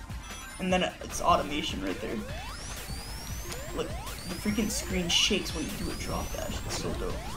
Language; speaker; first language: English; native; English